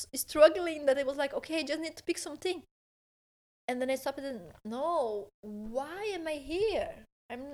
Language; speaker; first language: English; non-native, fluent; Portuguese